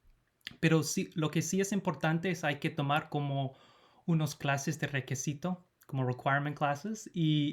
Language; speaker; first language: Spanish; non-native, fluent; English